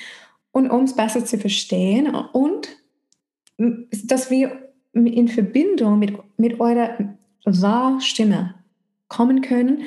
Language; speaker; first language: German; non-native, fluent; English